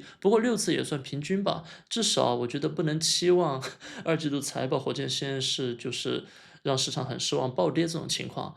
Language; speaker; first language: Chinese; native; Chinese